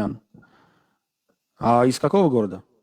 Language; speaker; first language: Russian; non-native, fluent; Armenian